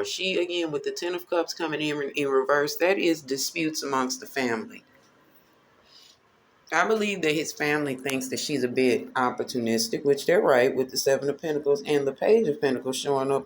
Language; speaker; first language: English; native; English